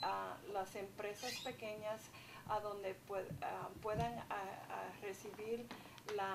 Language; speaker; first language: Spanish; early bilingual, heritage; Spanish